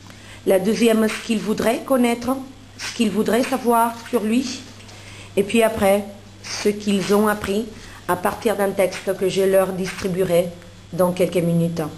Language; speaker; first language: French; non-native, fluent; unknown